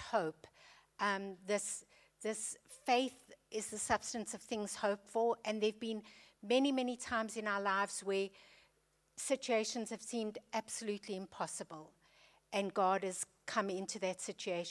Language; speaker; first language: English; native; English